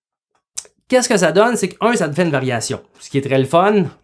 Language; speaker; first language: French; native; French